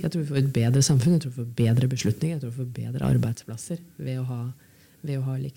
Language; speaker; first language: Norwegian; native; Norwegian